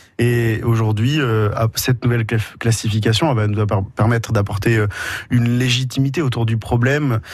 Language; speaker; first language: French; native; French